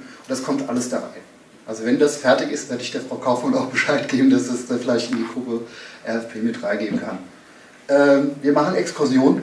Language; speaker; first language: German; native; German